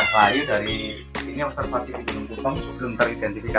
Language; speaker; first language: Indonesian; native; Indonesian